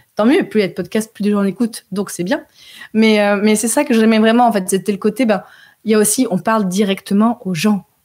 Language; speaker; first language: French; early bilingual, heritage; French